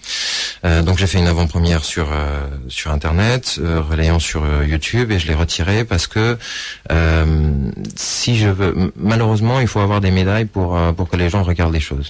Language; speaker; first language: French; early bilingual, other home language; Portuguese